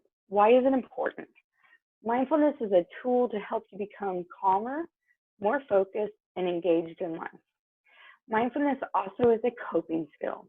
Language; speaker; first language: English; native; English